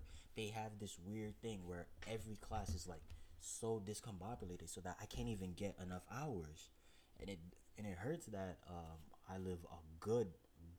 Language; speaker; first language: English; native; English